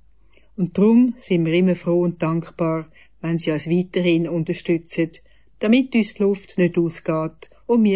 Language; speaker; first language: German; native; German